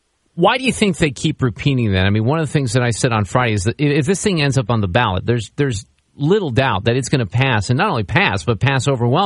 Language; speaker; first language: English; native; English